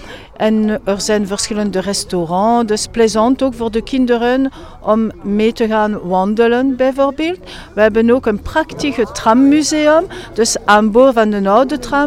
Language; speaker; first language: Dutch; non-native, local second language; French